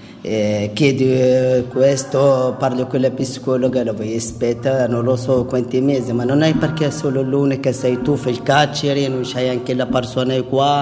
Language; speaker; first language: Italian; non-native, learner; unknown